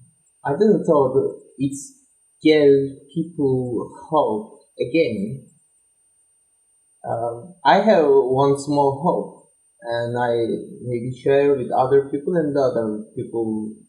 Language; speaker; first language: English; non-native, learner; Turkish